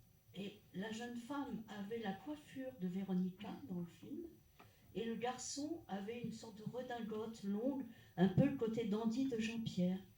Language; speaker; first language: French; native; French